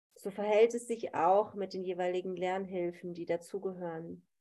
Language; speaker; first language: German; native; German